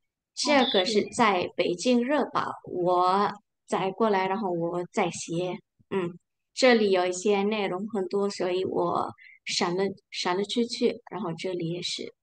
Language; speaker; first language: Chinese; non-native, fluent; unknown